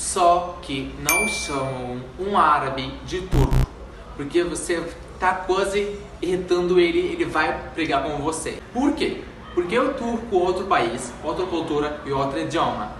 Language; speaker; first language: Portuguese; non-native, fluent; Arabic